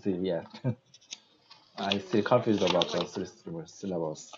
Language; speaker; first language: English; non-native, learner; Korean